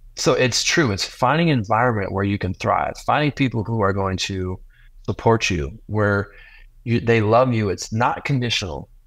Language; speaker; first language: English; native; English